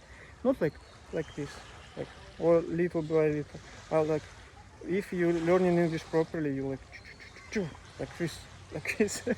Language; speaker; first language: English; non-native, learner; Russian